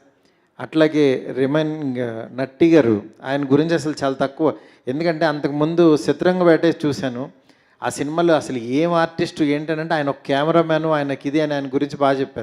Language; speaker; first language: Telugu; native; Telugu